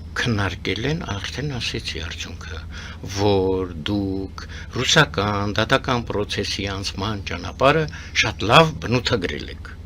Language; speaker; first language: Armenian; early bilingual, heritage; Armenian